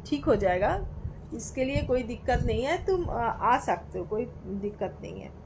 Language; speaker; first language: Hindi; non-native, local second language; Bangla